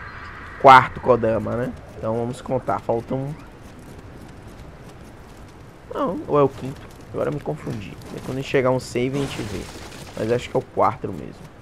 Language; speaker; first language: Portuguese; native; Portuguese